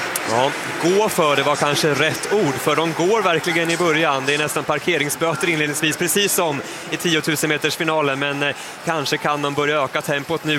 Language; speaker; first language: Swedish; native; Swedish